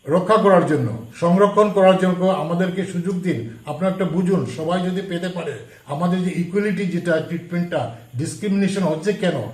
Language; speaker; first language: Bangla; non-native, local second language; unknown